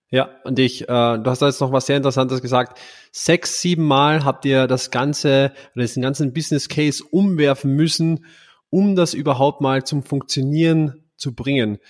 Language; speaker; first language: German; native; German